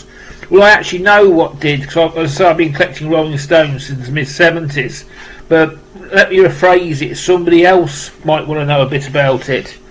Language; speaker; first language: English; native; English